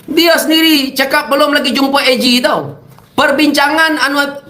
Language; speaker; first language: Malay; native; Malay